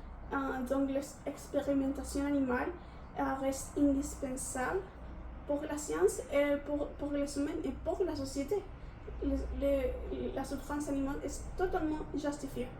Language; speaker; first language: French; non-native, learner; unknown